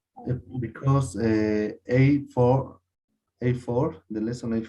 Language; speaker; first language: English; non-native, learner; Spanish